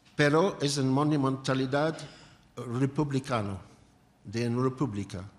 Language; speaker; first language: Spanish; non-native, learner; English